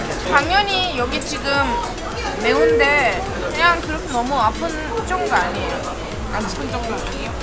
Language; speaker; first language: Korean; non-native, fluent; Turkish